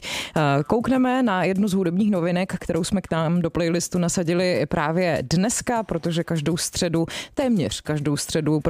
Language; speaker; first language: Czech; native; Czech